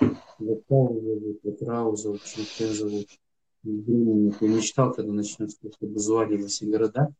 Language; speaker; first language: Russian; native; Russian